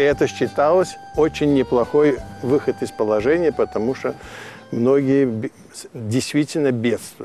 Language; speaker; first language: Russian; early bilingual, heritage; Russian